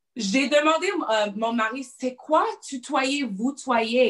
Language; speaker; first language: French; non-native, learner; English